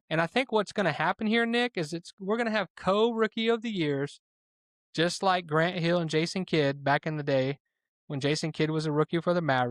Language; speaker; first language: English; native; English